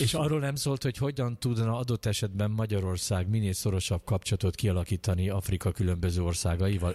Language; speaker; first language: Hungarian; native; Hungarian